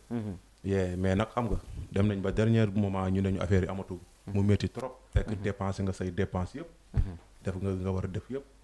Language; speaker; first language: Wolof; non-native, local second language; Serer